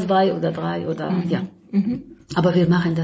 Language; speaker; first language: German; non-native, learner; Arabic